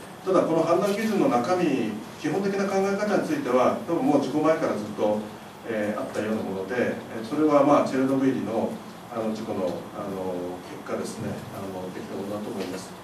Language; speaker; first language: Japanese; native; Japanese